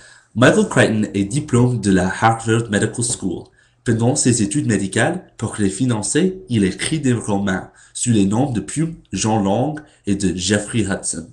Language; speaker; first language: French; non-native, learner; English